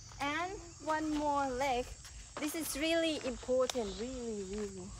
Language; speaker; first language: English; non-native, learner; Thai